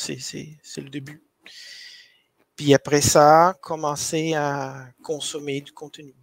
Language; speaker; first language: French; non-native, fluent; Portuguese